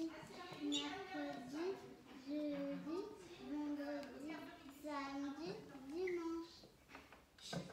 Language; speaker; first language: French; native; French